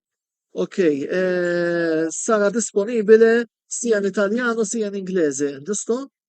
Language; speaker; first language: Italian; non-native, fluent; Maltese